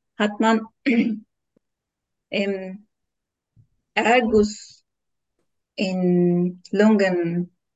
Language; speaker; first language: German; non-native, learner; Turkish